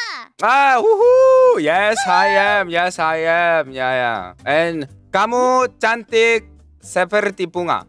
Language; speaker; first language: English; non-native, learner; Korean